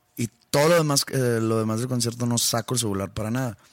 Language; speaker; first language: Spanish; native; Spanish